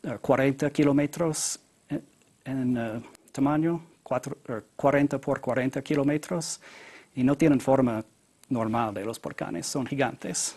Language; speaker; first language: Spanish; non-native, learner; English